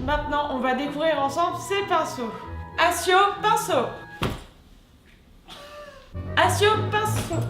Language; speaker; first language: French; native; French